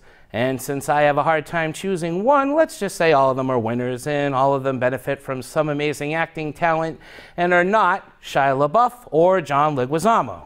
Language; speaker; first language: English; native; English